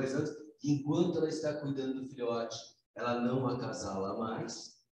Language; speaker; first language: Portuguese; native; Portuguese